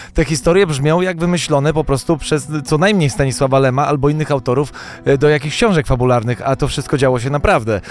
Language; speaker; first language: Polish; native; Polish